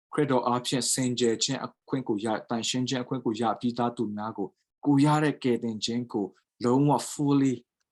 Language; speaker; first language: Burmese; non-native, local second language; Tedim Chin